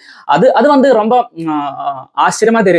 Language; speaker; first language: Tamil; non-native, learner; Malayalam